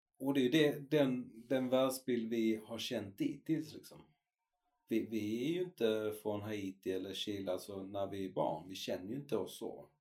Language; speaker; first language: Swedish; native; Swedish